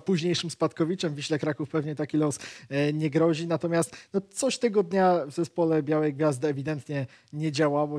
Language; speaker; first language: Polish; native; Polish